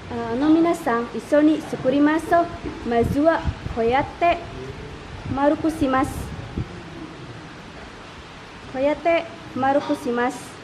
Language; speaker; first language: Japanese; non-native, learner; Indonesian